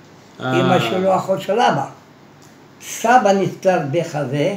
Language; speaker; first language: Hebrew; non-native, fluent; Arabic